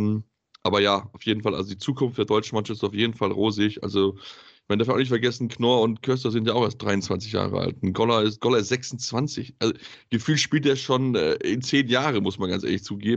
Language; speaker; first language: German; native; German